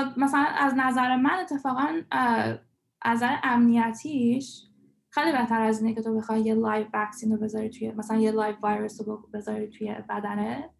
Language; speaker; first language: Persian; early bilingual, heritage; Persian